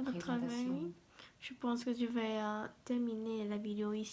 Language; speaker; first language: French; non-native, learner; Vietnamese